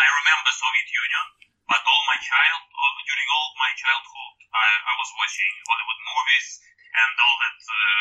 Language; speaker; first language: English; non-native, fluent; Russian